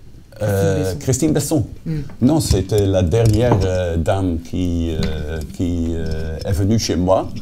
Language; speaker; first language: French; non-native, fluent; Dutch